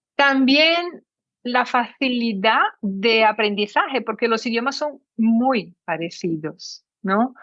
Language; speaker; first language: Spanish; early bilingual, heritage; Portuguese